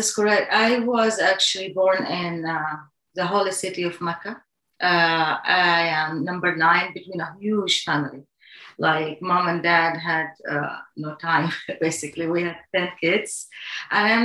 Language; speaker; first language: English; non-native, fluent; Arabic